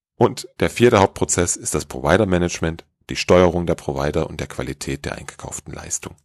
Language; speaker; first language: German; native; German